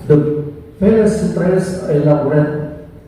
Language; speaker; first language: English; non-native, learner; Indonesian